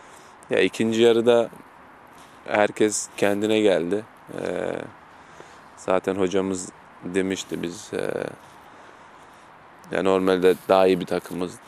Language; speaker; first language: Turkish; early bilingual, heritage; German